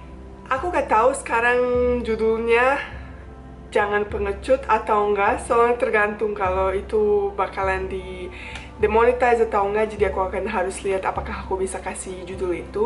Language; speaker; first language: Indonesian; non-native, fluent; Bosnian